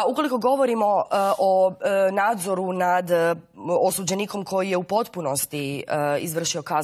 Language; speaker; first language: Croatian; native; Croatian